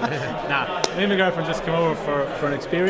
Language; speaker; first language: English; native; English